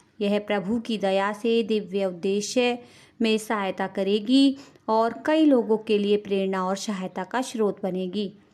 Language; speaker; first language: Hindi; native; Hindi